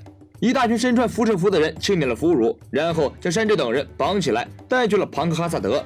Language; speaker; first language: Chinese; native; Chinese